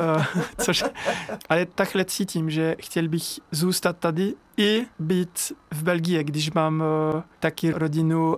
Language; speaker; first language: Czech; non-native, learner; French